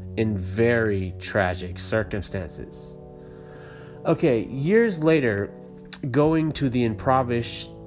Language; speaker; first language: English; native; English